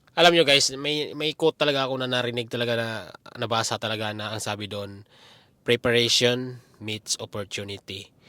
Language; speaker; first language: Filipino; non-native, local second language; Cebuano